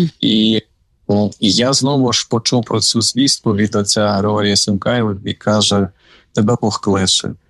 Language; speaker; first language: Ukrainian; native; Ukrainian